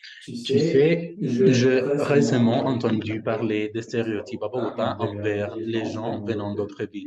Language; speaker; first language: French; non-native, learner; Spanish